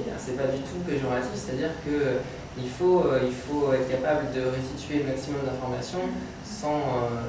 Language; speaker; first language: French; native; French